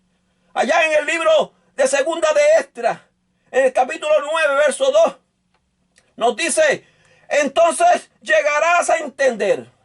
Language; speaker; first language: Spanish; native; Spanish